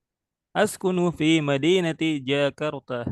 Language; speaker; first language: Arabic; non-native, fluent; Indonesian